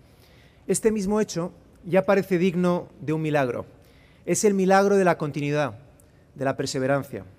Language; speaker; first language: Spanish; native; Spanish